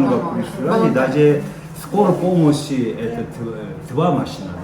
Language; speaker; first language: Russian; non-native, learner; Korean